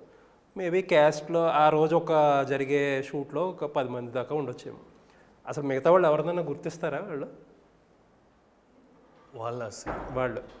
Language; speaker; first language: Telugu; native; Telugu